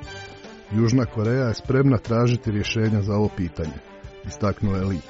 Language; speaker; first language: Croatian; native; Croatian